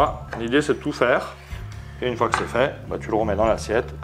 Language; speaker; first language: French; native; French